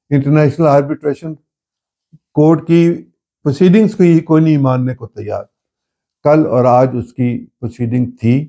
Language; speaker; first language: Urdu; non-native, local second language; Punjabi